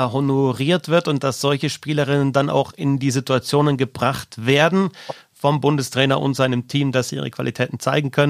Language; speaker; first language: German; native; German